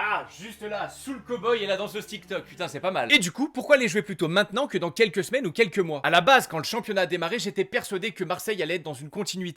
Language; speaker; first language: French; native; French